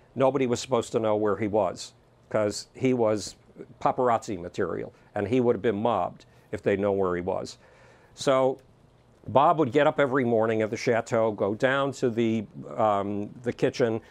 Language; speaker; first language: English; native; English